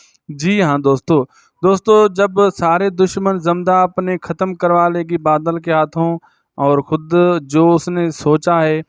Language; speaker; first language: Hindi; non-native, local second language; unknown